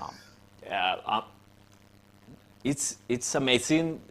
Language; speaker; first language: English; non-native, fluent; Spanish